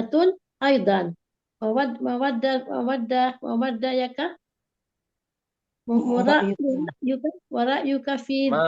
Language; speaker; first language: Arabic; non-native, learner; Indonesian